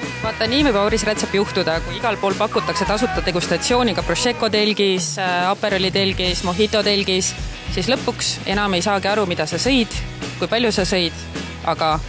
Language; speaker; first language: Estonian; native; Estonian